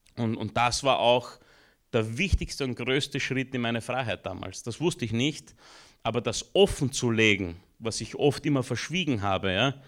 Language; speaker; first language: German; early bilingual, other home language; Romanian